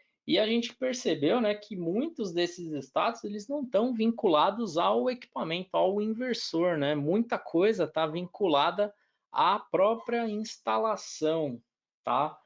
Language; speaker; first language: Portuguese; native; Portuguese